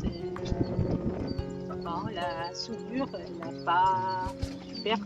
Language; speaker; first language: French; native; French